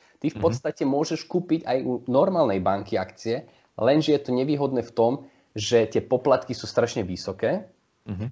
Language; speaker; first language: Slovak; early bilingual, heritage; Slovak